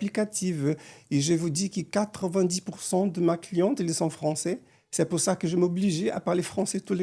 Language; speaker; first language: French; non-native, fluent; Portuguese